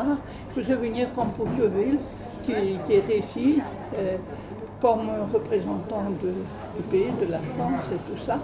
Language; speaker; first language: French; non-native, fluent; Greek